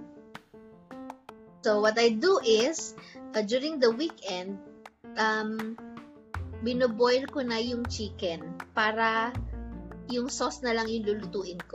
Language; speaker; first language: English; non-native, local second language; Filipino